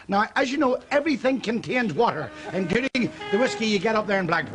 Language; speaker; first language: English; native; English